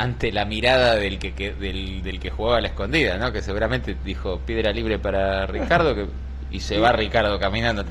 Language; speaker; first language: Spanish; native; Spanish